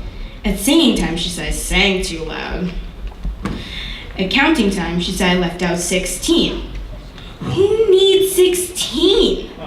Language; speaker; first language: English; native; English